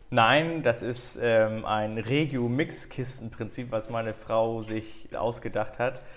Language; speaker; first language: German; native; German